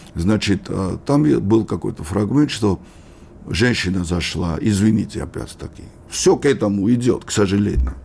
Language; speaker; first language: Russian; non-native, local second language; Georgian